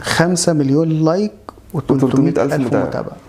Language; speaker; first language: Arabic; native; Arabic